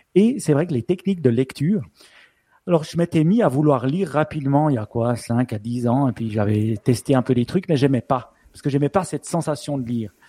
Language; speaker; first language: French; native; French